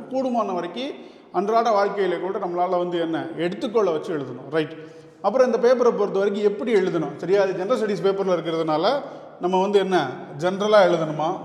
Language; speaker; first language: Tamil; native; Tamil